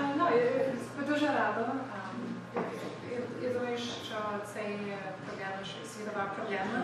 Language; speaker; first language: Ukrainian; early bilingual, heritage; Ukrainian